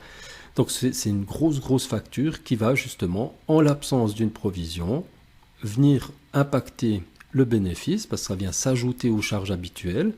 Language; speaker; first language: French; native; French